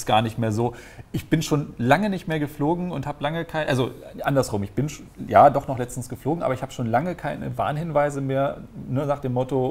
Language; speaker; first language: German; native; German